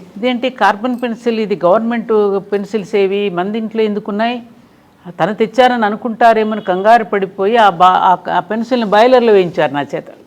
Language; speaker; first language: Telugu; native; Telugu